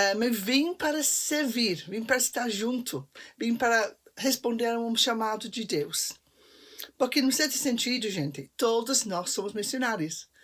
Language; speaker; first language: Portuguese; non-native, fluent; English